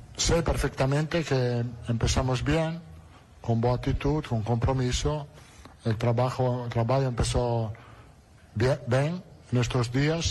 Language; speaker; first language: Portuguese; non-native, learner; Italian